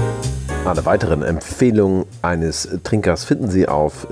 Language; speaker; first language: German; native; German